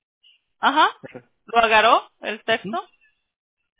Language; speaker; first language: Spanish; early bilingual, other home language; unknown